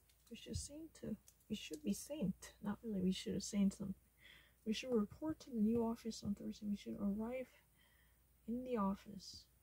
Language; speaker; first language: English; non-native, learner; Korean